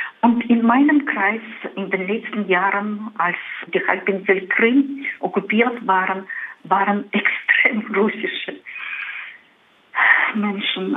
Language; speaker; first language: German; non-native, fluent; Russian